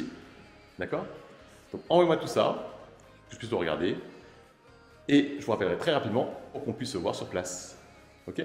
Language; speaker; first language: French; native; French